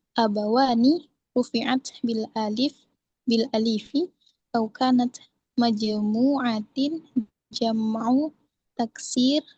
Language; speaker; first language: Arabic; non-native, learner; Indonesian